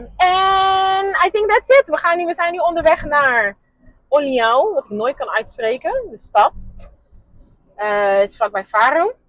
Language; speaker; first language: Dutch; non-native, local second language; Papiamento